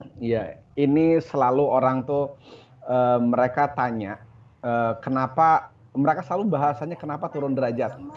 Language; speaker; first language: Indonesian; native; Indonesian